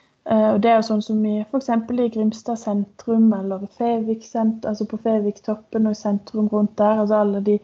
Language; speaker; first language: Norwegian; native; Norwegian